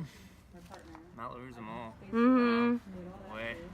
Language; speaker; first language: French; non-native, learner; English